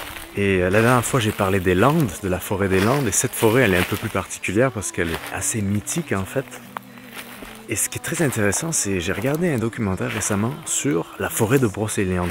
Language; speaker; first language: French; native; French